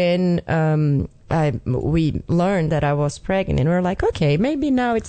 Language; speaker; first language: English; non-native, fluent; Portuguese